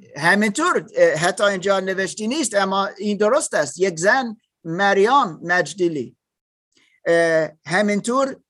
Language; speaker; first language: Persian; non-native, learner; German